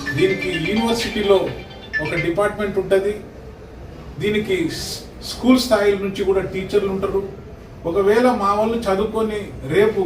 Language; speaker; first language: Telugu; non-native, local second language; Lambadi